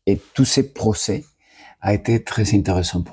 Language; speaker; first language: French; non-native, learner; Spanish